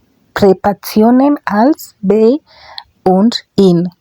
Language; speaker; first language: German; non-native, fluent; English